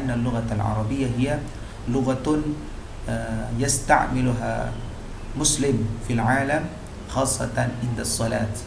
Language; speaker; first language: Arabic; non-native, fluent; Indonesian